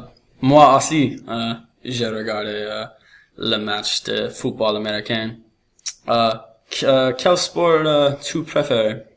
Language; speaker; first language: French; non-native, learner; English